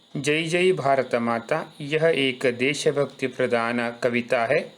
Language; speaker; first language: Hindi; non-native, local second language; Kannada